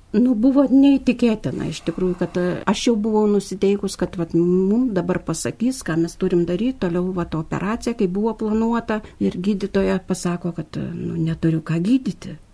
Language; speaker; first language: Lithuanian; native; Lithuanian